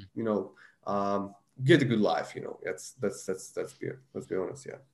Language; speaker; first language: English; non-native, fluent; Slovak